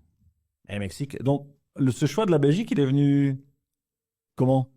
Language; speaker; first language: French; native; French